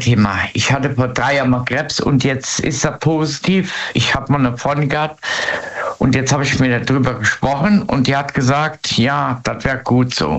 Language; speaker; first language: German; native; German